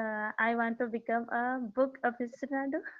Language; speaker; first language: English; non-native, learner; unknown